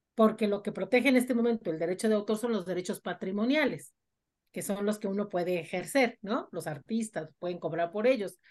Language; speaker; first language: Spanish; native; Spanish